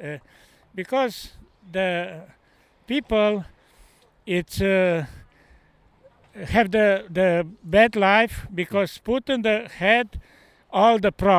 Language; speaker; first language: English; non-native, learner; Romanian